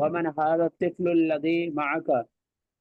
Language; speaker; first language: Arabic; non-native, learner; Urdu